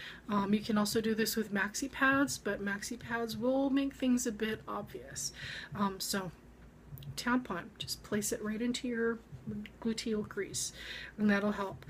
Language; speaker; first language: English; native; English